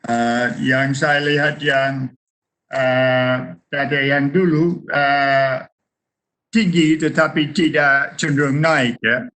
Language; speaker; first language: Indonesian; non-native, fluent; English